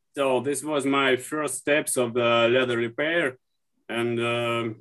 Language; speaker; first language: English; non-native, learner; Russian